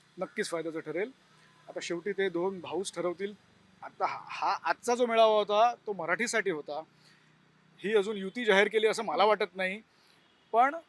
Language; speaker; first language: Marathi; non-native, local second language; Gujarati